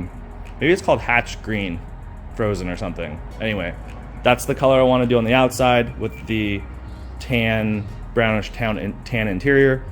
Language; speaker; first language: English; native; English